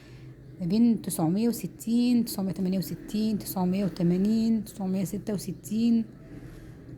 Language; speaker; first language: Arabic; native; Arabic